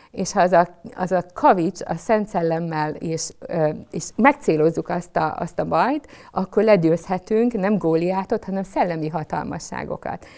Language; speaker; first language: Hungarian; native; Hungarian